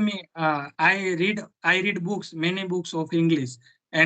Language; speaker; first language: English; non-native, learner; Gujarati